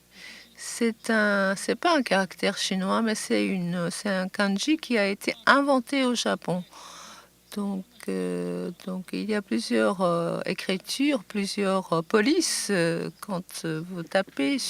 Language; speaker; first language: French; non-native, fluent; Japanese